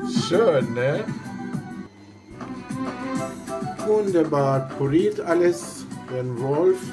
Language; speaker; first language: German; non-native, learner; Persian